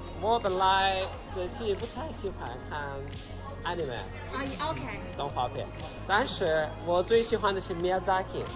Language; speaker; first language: Chinese; non-native, learner; Turkish